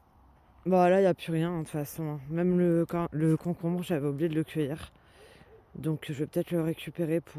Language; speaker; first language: French; native; French